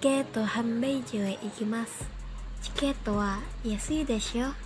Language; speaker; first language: Japanese; non-native, learner; Indonesian